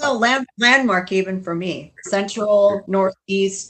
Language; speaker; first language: English; native; English